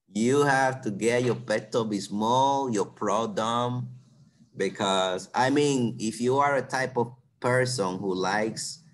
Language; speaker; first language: English; non-native, fluent; Spanish